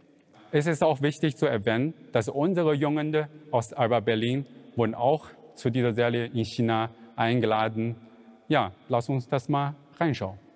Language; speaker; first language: German; non-native, fluent; Chinese